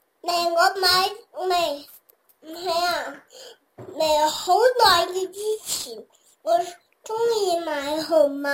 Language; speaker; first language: Chinese; early bilingual, heritage; Cantonese